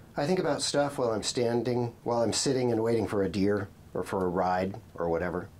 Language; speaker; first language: English; native; English